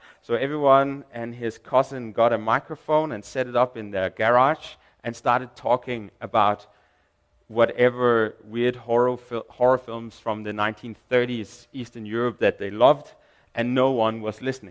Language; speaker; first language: English; non-native, fluent; Danish